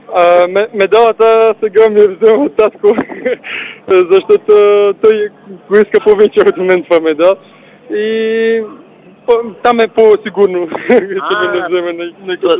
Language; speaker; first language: Bulgarian; non-native, learner; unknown